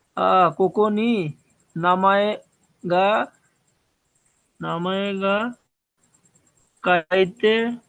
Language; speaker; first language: Japanese; non-native, learner; Bangla